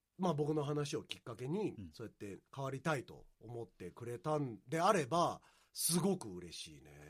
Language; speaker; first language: Japanese; native; Japanese